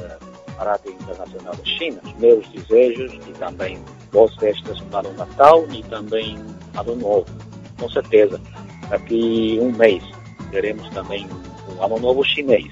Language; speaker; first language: Portuguese; non-native, fluent; Chinese